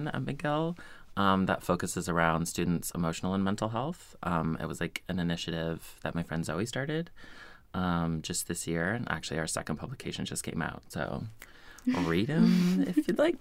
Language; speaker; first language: English; native; English